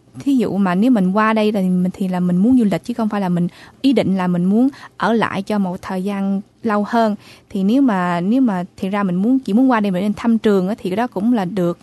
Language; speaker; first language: Vietnamese; early bilingual, heritage; Vietnamese